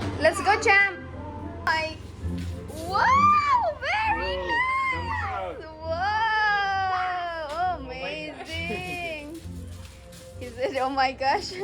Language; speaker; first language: English; non-native, local second language; Filipino